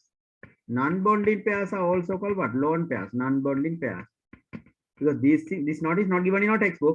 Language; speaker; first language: English; non-native, local second language; Sinhala